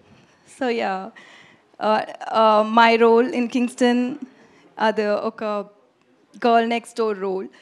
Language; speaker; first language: Telugu; non-native, learner; Tamil